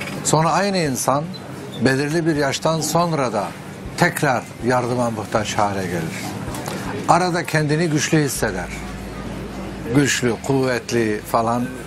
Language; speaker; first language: Turkish; native; Turkish